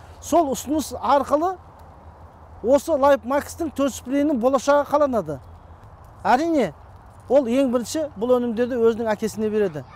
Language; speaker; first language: Kazakh; early bilingual, heritage; Kazakh